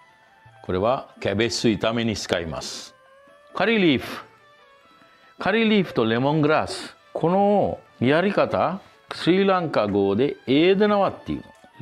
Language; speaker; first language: Japanese; non-native, fluent; Sinhala